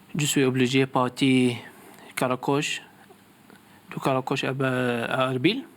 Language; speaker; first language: French; non-native, learner; Arabic